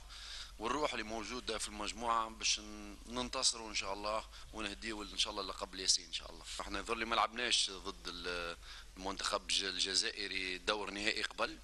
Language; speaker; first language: Arabic; native; Arabic